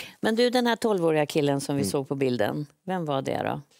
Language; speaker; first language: Swedish; native; Swedish